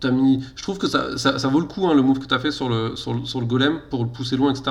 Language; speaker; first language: French; native; French